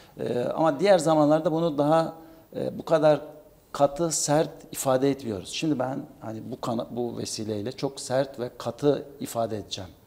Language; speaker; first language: Turkish; native; Turkish